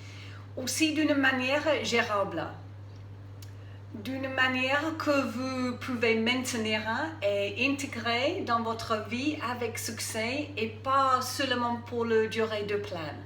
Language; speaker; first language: French; non-native, fluent; English